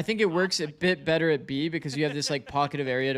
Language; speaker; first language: English; native; English